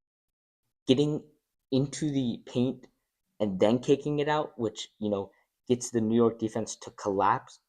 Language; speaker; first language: English; native; English